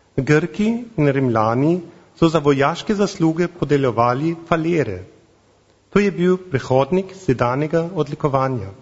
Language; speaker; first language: Slovenian; non-native, fluent; German